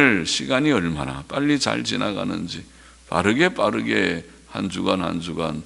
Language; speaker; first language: Korean; native; Korean